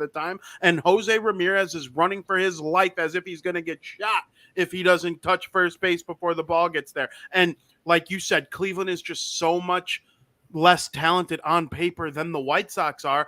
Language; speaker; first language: English; native; English